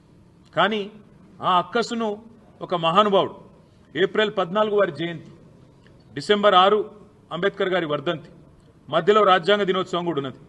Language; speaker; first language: Telugu; native; Telugu